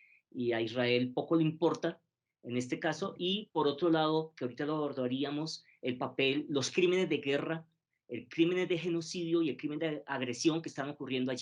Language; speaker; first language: Spanish; native; Spanish